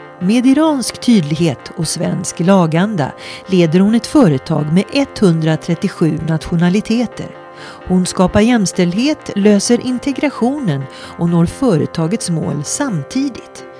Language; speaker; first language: Swedish; native; Swedish